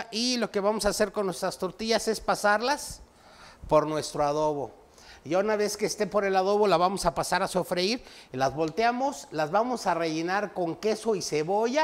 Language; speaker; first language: Spanish; native; Spanish